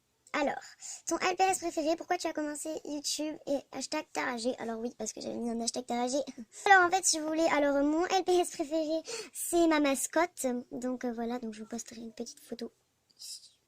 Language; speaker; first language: French; native; French